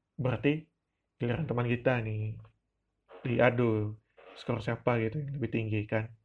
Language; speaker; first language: Indonesian; non-native, local second language; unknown